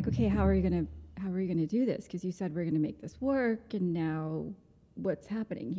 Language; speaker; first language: English; non-native, local second language; Gujarati